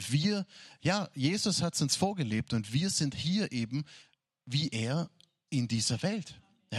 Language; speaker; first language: German; native; German